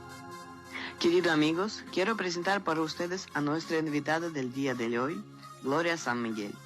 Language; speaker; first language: Spanish; non-native, learner; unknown